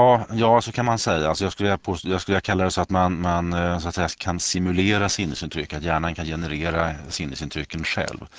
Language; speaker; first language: Swedish; native; Swedish